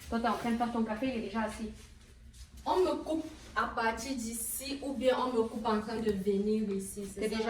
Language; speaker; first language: French; native; French